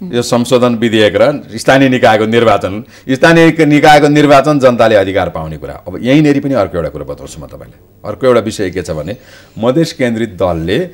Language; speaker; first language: Nepali; native; Nepali